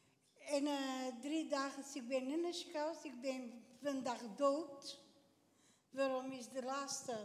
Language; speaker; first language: Dutch; non-native, local second language; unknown